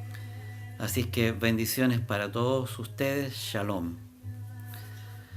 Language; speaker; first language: Spanish; native; Spanish